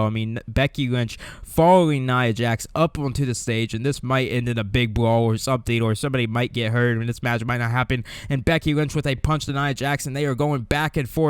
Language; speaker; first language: English; native; English